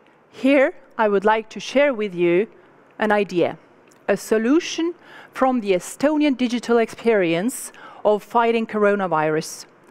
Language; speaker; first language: English; non-native, fluent; Estonian